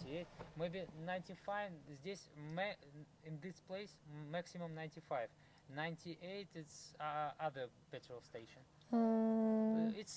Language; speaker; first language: English; non-native, learner; Russian